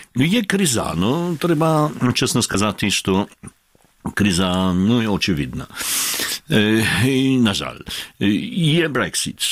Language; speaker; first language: Ukrainian; non-native, fluent; Polish